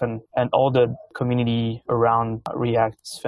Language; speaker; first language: English; non-native, fluent; French